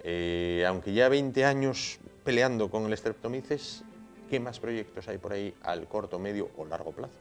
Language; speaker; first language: Spanish; native; Spanish